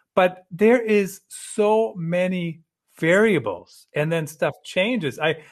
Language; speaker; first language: English; early bilingual, other home language; German